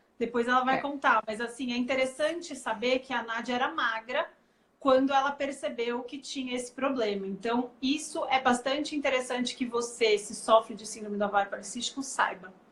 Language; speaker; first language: Portuguese; native; Portuguese